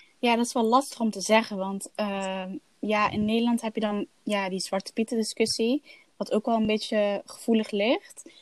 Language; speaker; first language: Dutch; early bilingual, other home language; Somali